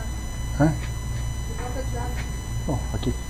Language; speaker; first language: Portuguese; non-native, learner; English